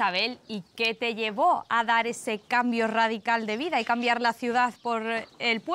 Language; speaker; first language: Spanish; native; Spanish